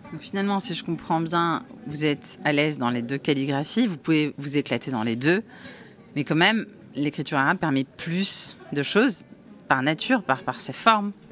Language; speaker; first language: French; native; French